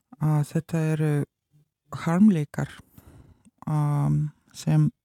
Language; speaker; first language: Icelandic; non-native, learner; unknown